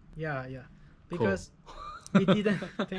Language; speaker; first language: English; non-native, fluent; Persian